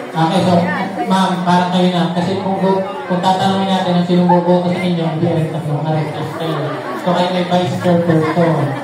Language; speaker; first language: Filipino; native; Filipino